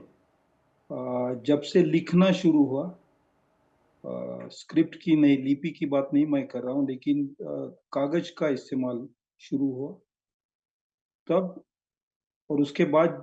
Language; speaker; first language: Hindi; non-native, local second language; Marathi